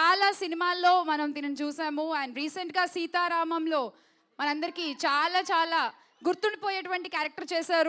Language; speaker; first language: Telugu; native; Telugu